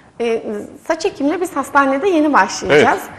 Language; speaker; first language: Turkish; native; Turkish